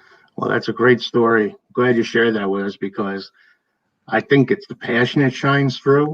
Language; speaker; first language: English; native; English